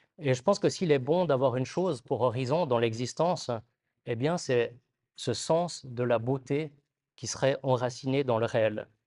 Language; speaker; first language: French; native; French